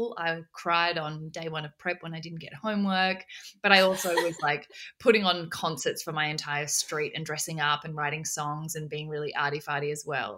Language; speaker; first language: English; native; English